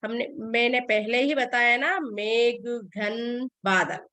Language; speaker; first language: Hindi; non-native, local second language; Telugu